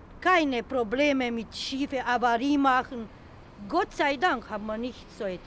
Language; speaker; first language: German; non-native, learner; Romanian